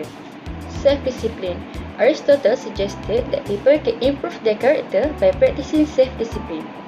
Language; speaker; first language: English; non-native, local second language; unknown